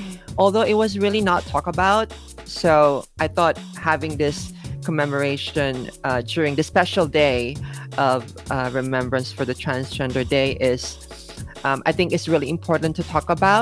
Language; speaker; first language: English; non-native, local second language; Filipino